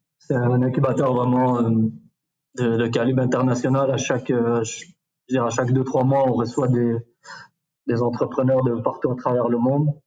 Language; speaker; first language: French; early bilingual, other home language; Arabic